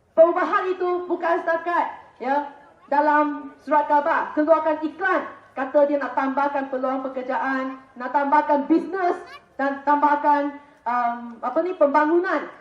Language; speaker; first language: Malay; non-native, local second language; Chinese